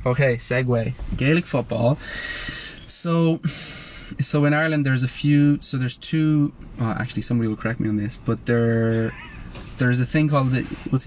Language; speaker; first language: English; native; English